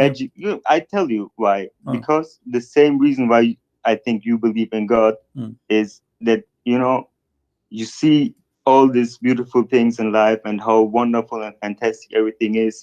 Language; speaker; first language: English; non-native, fluent; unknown